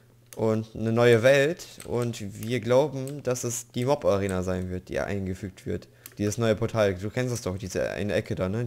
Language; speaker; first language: German; native; German